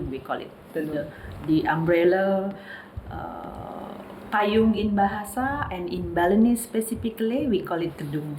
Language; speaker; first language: English; non-native, learner; Indonesian